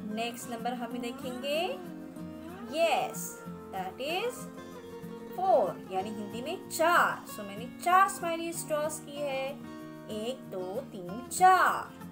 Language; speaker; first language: Hindi; non-native, local second language; Marathi